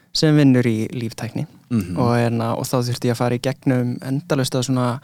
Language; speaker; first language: Icelandic; early bilingual, other home language; English